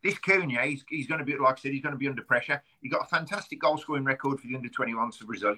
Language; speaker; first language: English; native; English